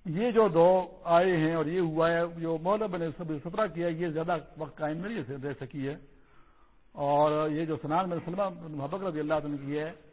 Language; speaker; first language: Urdu; non-native, local second language; Pashto